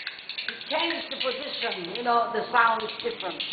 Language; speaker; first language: English; non-native, learner; Vietnamese